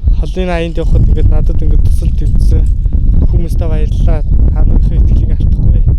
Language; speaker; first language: Mongolian; non-native, local second language; Kazakh